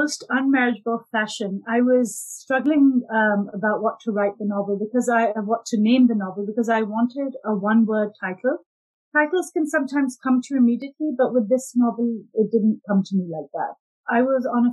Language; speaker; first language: English; non-native, local second language; Urdu